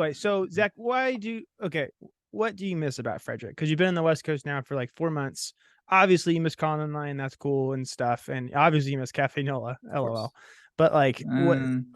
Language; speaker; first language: English; native; English